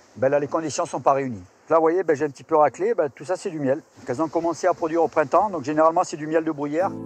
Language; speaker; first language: French; native; French